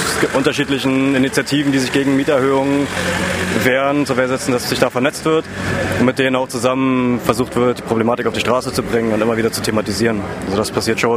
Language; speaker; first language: German; native; German